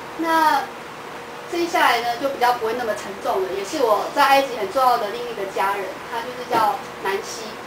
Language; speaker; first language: Chinese; native; Chinese